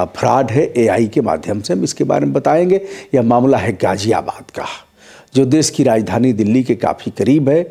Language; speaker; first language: Hindi; native; Hindi